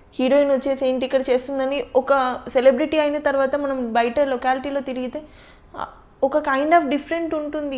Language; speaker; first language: Telugu; native; Telugu